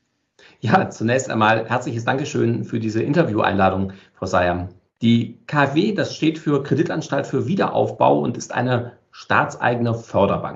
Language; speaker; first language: German; native; German